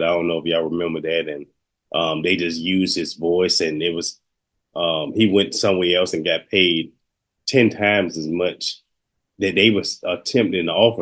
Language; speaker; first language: English; native; English